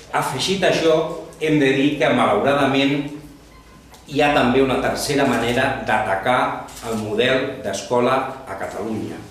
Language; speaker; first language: Catalan; non-native, local second language; Spanish